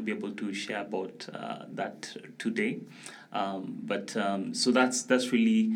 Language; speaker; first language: English; non-native, local second language; Luo (Kenya and Tanzania)